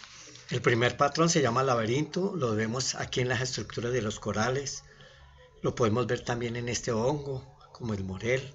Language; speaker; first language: Spanish; native; Spanish